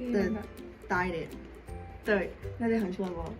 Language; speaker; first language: Chinese; non-native, fluent; Mongolian